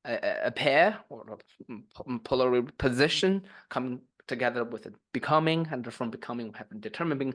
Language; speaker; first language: English; non-native, fluent; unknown